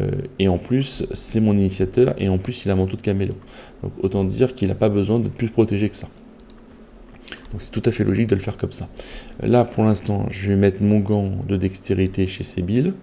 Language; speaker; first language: French; native; French